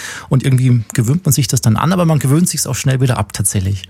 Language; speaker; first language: German; native; German